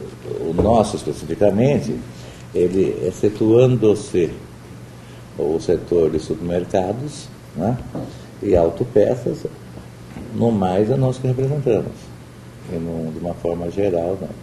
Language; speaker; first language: Portuguese; native; Portuguese